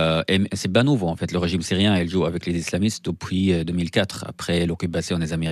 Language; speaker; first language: French; non-native, fluent; Arabic